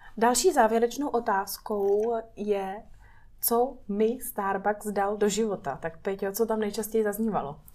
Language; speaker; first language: Czech; native; Czech